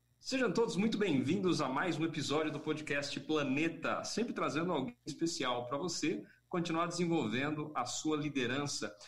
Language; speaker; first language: Portuguese; native; Portuguese